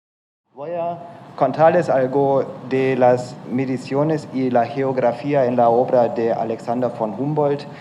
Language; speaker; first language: Spanish; non-native, fluent; German